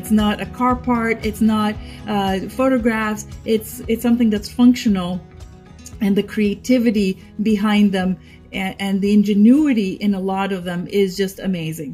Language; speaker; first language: English; non-native, fluent; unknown